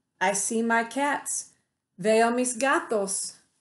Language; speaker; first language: Spanish; non-native, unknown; English